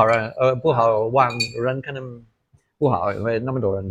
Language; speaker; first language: Chinese; non-native, fluent; English